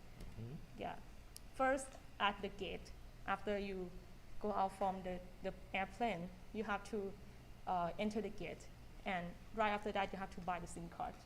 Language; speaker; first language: English; non-native, fluent; Thai